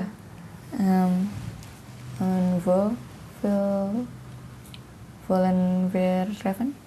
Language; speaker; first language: German; non-native, learner; Indonesian